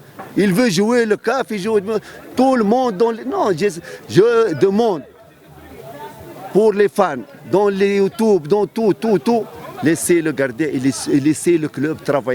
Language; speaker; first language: French; non-native, local second language; Arabic